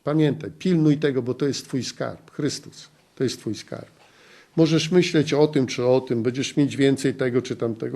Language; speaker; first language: Polish; native; Polish